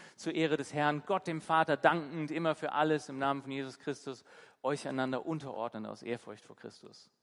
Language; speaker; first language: German; native; German